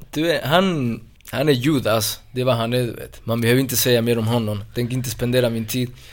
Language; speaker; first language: Swedish; non-native, fluent; Spanish